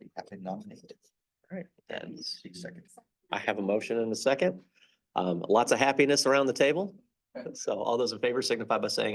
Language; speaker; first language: English; native; English